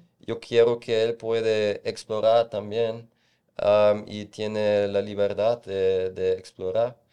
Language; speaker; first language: Spanish; non-native, fluent; German